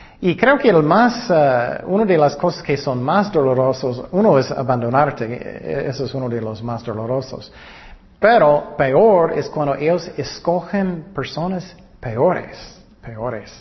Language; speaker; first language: Spanish; non-native, learner; English